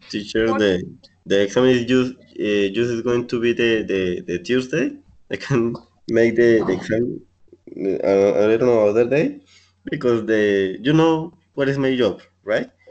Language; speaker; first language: English; non-native, learner; Spanish